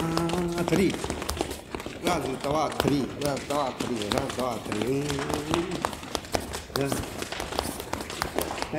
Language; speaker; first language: Russian; non-native, learner; Chinese